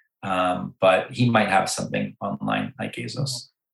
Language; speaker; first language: English; native; English